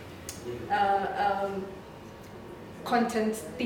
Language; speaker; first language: English; non-native, local second language; Swahili